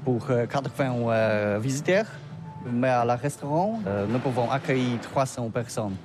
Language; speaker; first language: French; non-native, learner; Polish